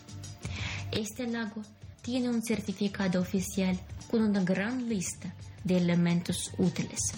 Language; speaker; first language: Spanish; non-native, fluent; Ukrainian